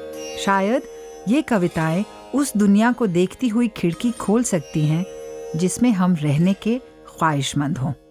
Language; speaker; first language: Hindi; native; Hindi